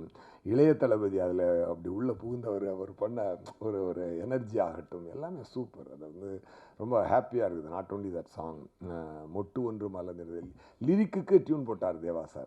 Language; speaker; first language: Tamil; native; Tamil